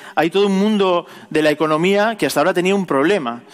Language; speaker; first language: Spanish; native; Spanish